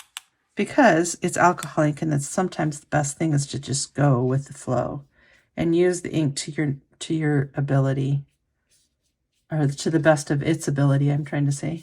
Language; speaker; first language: English; native; English